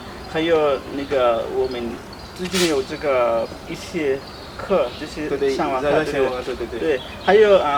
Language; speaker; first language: Chinese; non-native, learner; Swahili